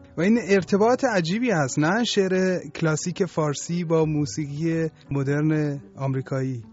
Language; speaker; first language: Persian; native; Persian